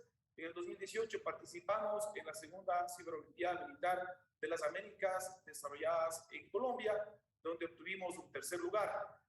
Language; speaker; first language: Spanish; native; Spanish